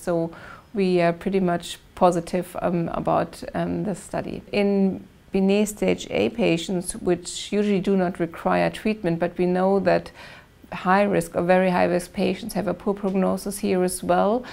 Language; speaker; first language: English; non-native, fluent; German